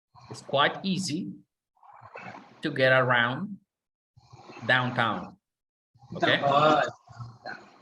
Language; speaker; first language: English; non-native, fluent; Spanish